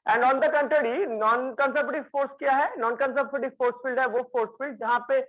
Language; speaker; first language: Hindi; non-native, local second language; Bangla